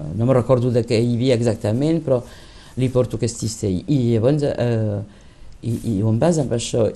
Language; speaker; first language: Catalan; early bilingual, heritage; Catalan